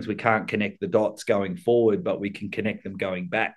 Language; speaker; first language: English; native; English